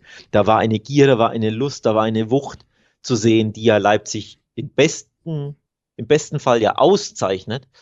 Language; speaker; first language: German; native; German